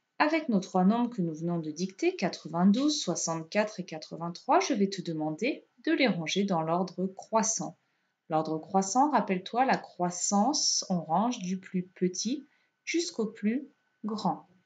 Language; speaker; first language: French; native; French